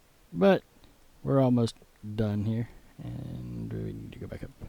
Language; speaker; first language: English; native; English